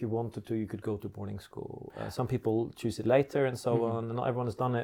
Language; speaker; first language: English; non-native, fluent; Norwegian